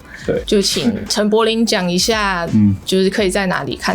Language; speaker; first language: Chinese; native; Chinese